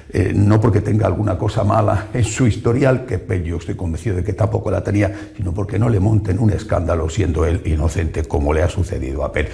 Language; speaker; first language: Spanish; native; Spanish